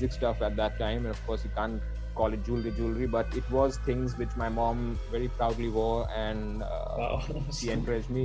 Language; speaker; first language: English; non-native, local second language; Gujarati